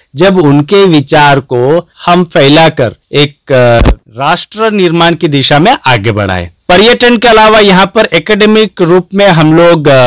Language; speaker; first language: Hindi; non-native, local second language; Gujarati